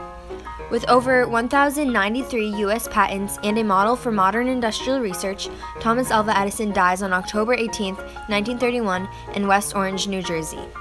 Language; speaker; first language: English; native; English